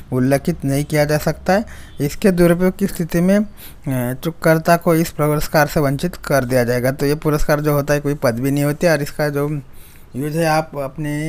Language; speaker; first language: Hindi; non-native, local second language; Marathi